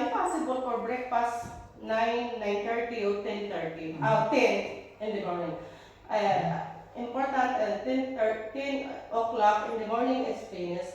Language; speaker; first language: English; non-native, local second language; Filipino